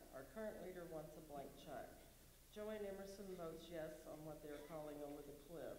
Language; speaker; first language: English; native; English